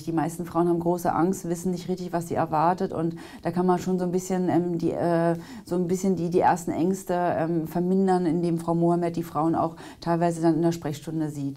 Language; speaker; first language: German; native; German